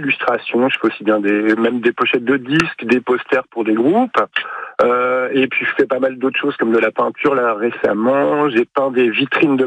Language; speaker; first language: French; native; French